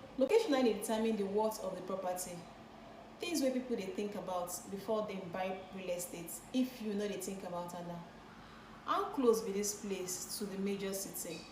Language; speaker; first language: Nigerian Pidgin; non-native, local second language; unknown